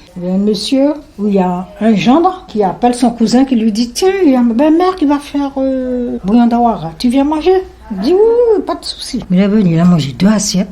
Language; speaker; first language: French; non-native, local second language; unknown